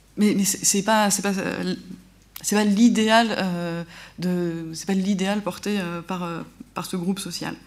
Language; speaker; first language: French; native; French